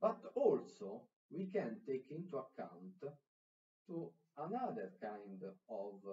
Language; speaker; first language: English; non-native, fluent; Italian